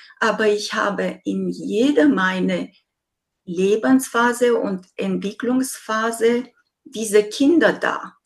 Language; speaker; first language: German; non-native, fluent; Romanian